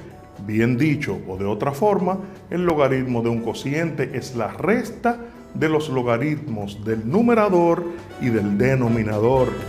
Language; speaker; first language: Spanish; native; Spanish